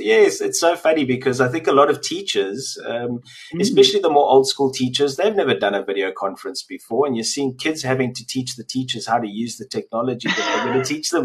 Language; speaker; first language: English; native; English